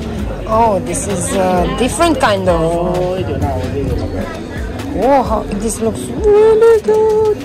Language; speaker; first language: English; non-native, learner; Romanian